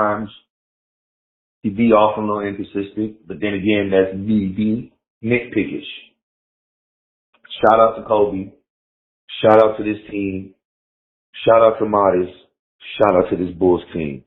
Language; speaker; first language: English; native; English